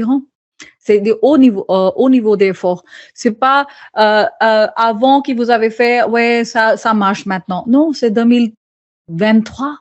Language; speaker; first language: French; non-native, fluent; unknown